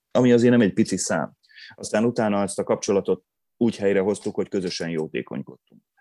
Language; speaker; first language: Hungarian; non-native, local second language; Croatian